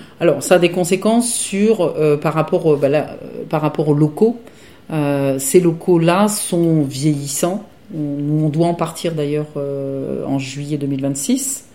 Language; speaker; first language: French; native; French